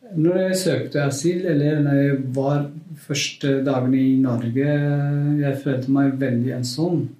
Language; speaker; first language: Norwegian; non-native, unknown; Kurdish